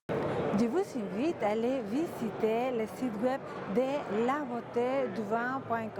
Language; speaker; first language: French; non-native, fluent; Spanish